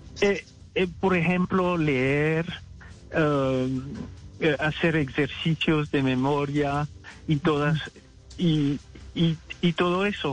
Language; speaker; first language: Spanish; non-native, fluent; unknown